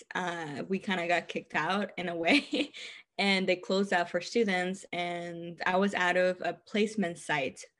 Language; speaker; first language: English; non-native, fluent; Spanish